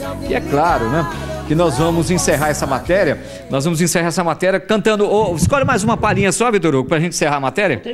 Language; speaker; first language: Portuguese; native; Portuguese